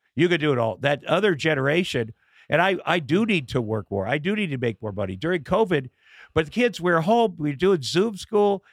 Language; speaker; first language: English; native; English